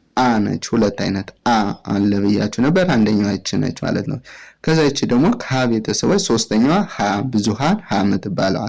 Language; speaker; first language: Amharic; native; Amharic